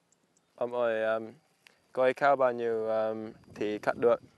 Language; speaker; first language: Vietnamese; non-native, learner; English